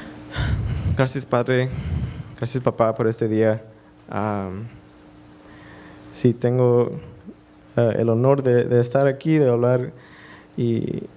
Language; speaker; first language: Spanish; early bilingual, heritage; Spanish